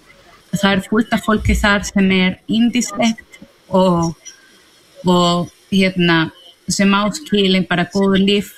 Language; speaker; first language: Icelandic; non-native, fluent; Spanish